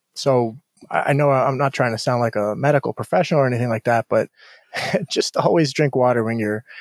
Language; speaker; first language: English; native; English